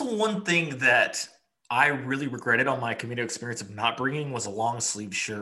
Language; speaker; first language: English; native; English